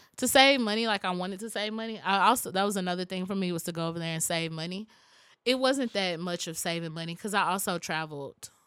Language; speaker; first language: English; native; English